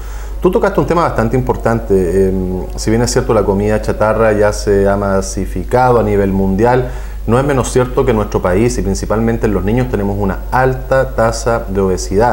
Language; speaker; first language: Spanish; native; Spanish